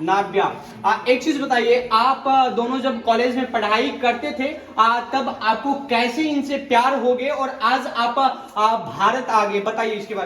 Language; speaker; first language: Hindi; native; Hindi